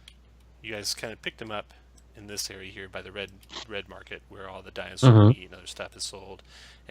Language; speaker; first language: English; native; English